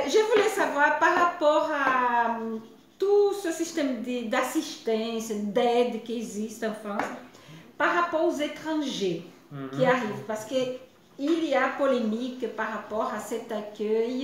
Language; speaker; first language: French; non-native, fluent; Portuguese